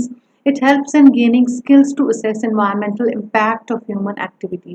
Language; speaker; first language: English; non-native, local second language; Punjabi